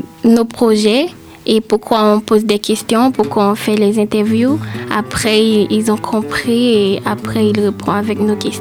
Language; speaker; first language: French; non-native, learner; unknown